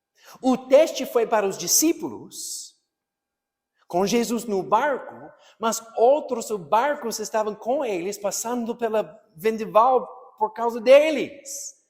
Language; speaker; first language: Portuguese; non-native, fluent; English